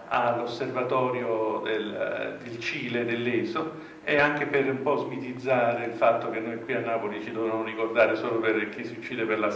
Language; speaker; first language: Italian; native; Italian